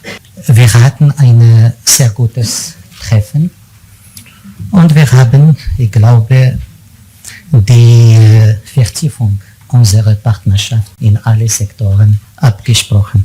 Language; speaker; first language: German; non-native, learner; Arabic